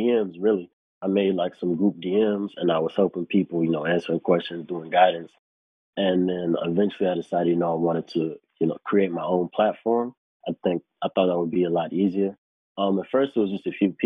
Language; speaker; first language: English; native; English